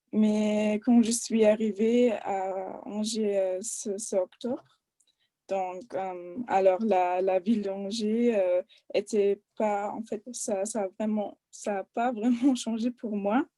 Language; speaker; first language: French; non-native, fluent; German